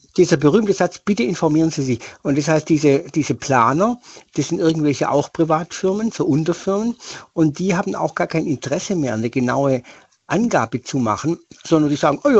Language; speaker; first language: German; native; German